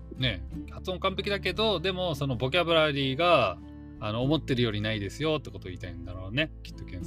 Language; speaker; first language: Japanese; native; Japanese